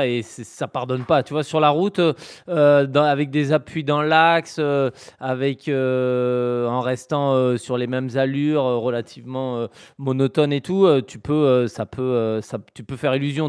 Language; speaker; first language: French; native; French